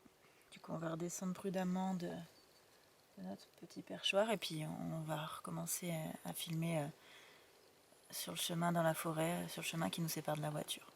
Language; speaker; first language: French; native; French